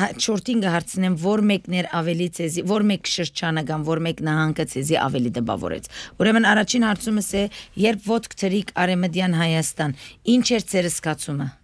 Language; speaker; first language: Armenian; early bilingual, heritage; Armenian